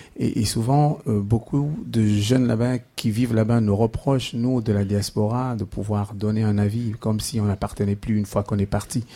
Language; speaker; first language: French; non-native, local second language; Basaa